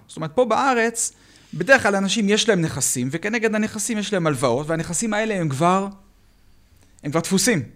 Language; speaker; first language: Hebrew; native; Hebrew